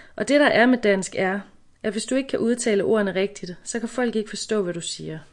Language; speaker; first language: Danish; native; Danish